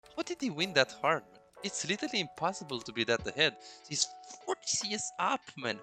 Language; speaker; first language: English; non-native, fluent; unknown